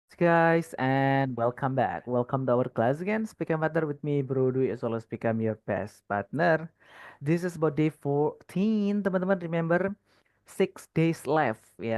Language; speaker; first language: English; non-native, fluent; Indonesian